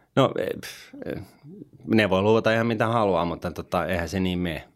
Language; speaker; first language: Finnish; native; Finnish